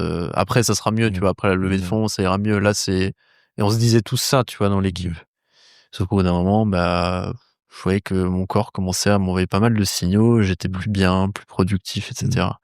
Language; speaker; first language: French; native; French